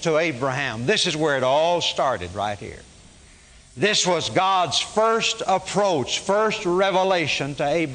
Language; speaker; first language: English; native; English